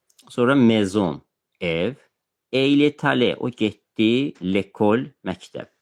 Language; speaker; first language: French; non-native, fluent; Azerbaijani